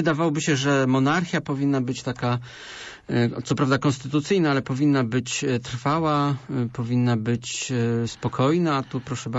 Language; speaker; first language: Polish; native; Polish